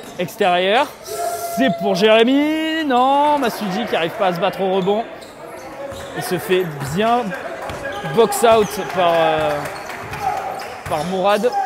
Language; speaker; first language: French; native; French